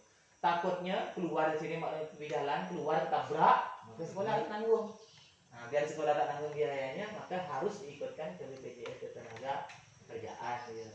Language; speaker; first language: Malay; native; Malay